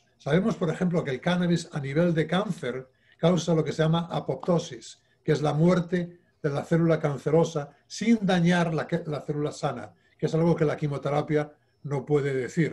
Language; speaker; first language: Spanish; native; Spanish